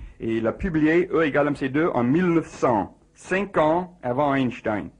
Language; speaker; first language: French; non-native, fluent; English